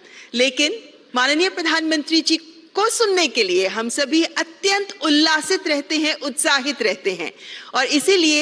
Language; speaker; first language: Hindi; native; Hindi